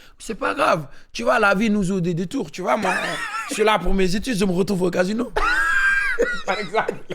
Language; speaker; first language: French; non-native, local second language; Wolof